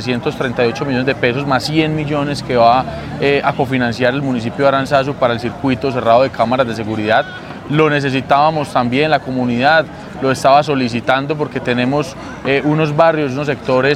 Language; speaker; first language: Spanish; native; Spanish